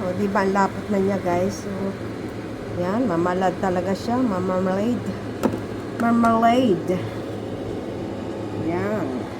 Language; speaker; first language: Filipino; native; Filipino